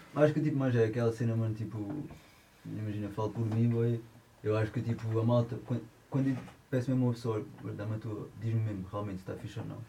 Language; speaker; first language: Portuguese; early bilingual, heritage; French